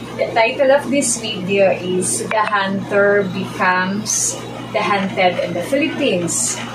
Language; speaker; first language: English; non-native, local second language; Cebuano